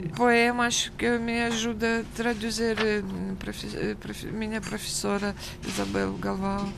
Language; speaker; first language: Portuguese; non-native, learner; Russian